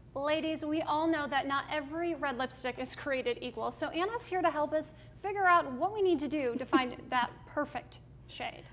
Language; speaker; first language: English; native; English